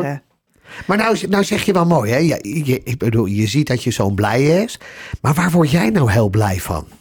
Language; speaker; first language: Dutch; native; Dutch